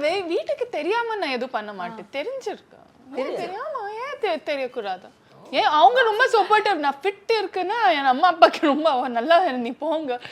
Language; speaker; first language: Tamil; non-native, learner; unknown